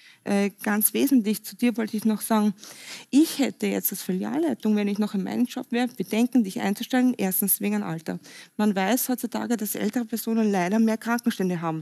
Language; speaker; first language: German; native; German